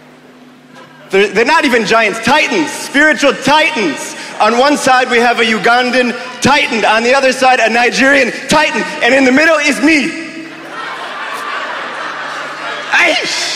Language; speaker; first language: English; native; English